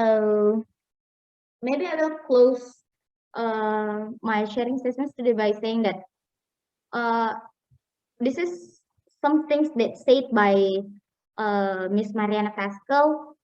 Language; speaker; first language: English; non-native, fluent; Indonesian